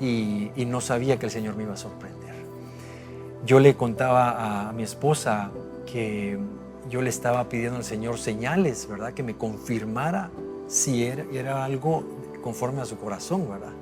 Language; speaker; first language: Spanish; native; Spanish